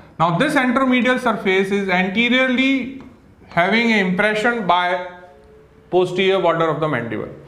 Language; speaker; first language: English; non-native, local second language; Hindi